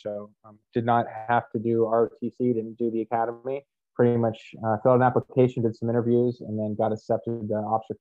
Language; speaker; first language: English; native; English